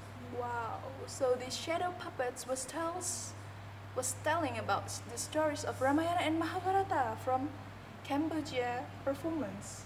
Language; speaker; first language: English; non-native, learner; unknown